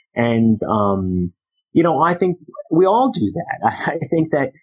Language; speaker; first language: English; native; English